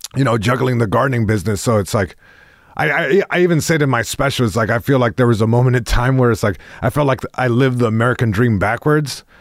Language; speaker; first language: English; early bilingual, other home language; Spanish